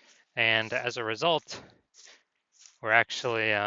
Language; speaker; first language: English; native; English